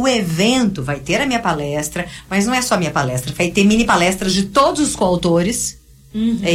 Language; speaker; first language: Portuguese; native; Portuguese